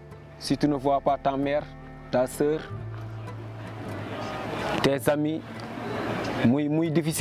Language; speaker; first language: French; non-native, local second language; Wolof